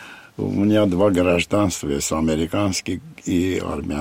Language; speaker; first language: Russian; non-native, local second language; Armenian